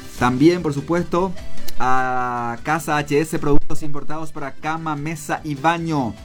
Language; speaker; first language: Spanish; non-native, local second language; Guarani